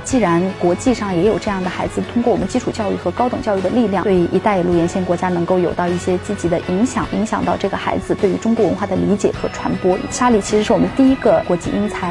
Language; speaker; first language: Chinese; native; Chinese